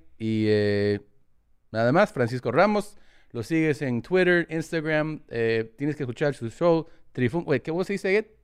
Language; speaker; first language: Spanish; early bilingual, heritage; English